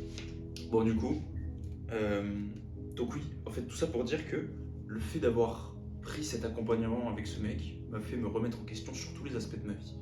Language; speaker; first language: French; native; French